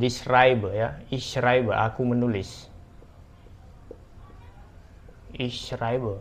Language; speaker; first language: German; non-native, fluent; Indonesian